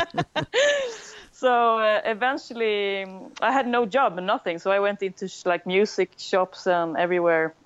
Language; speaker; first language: English; non-native, fluent; Swedish